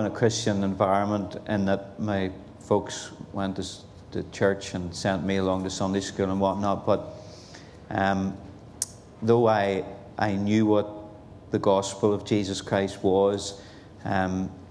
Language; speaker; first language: English; native; English